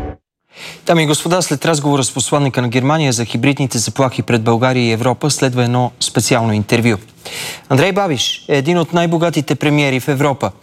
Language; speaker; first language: Bulgarian; native; Bulgarian